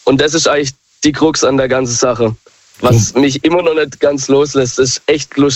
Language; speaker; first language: German; native; German